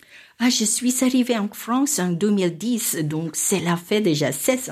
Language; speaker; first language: French; non-native, fluent; Filipino